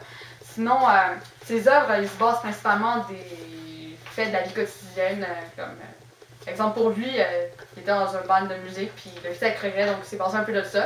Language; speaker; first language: French; native; French